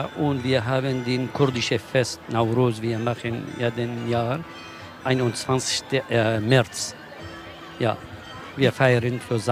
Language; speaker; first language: German; non-native, learner; Kurdish